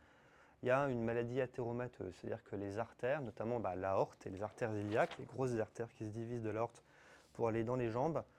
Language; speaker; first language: French; native; French